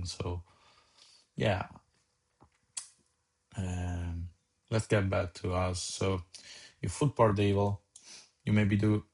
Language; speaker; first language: English; non-native, fluent; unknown